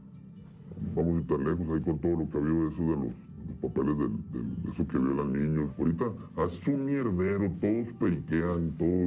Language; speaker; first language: Spanish; native; Spanish